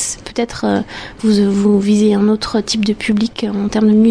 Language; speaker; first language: French; native; French